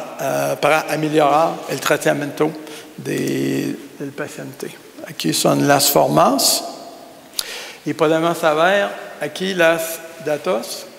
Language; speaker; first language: Spanish; non-native, learner; French